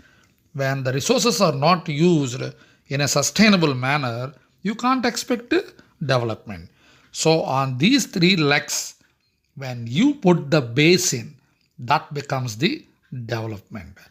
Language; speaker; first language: English; non-native, local second language; Telugu